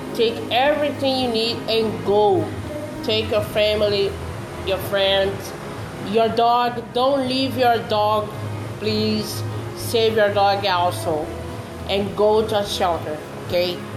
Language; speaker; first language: English; non-native, learner; Portuguese